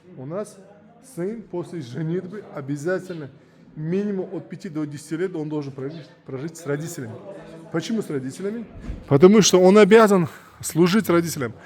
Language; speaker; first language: Russian; non-native, local second language; Uzbek